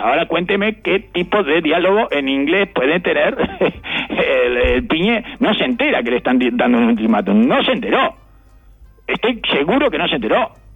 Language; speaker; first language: Spanish; native; Spanish